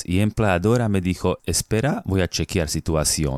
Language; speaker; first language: Spanish; non-native, fluent; Slovak